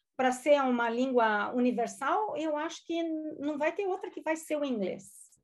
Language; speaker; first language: Portuguese; non-native, local second language; German